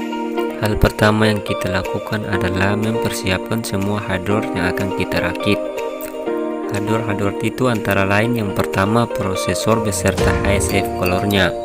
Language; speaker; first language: Indonesian; native; Indonesian